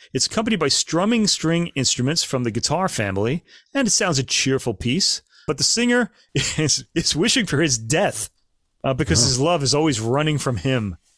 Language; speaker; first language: English; native; English